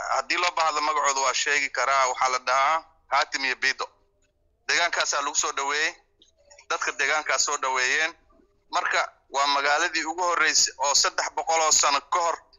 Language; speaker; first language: Somali; non-native, local second language; Swahili